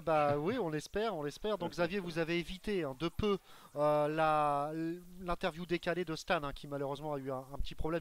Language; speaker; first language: French; native; French